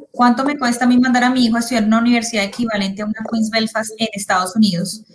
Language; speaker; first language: Spanish; native; Spanish